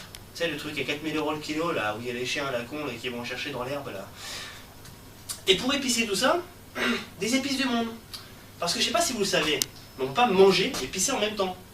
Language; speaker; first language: French; native; French